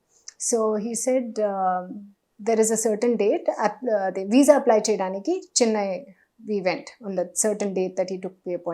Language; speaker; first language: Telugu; non-native, local second language; Hindi